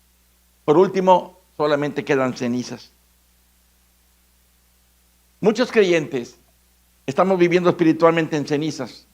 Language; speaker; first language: Spanish; native; Spanish